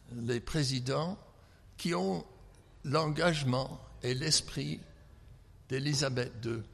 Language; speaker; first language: French; non-native, fluent; English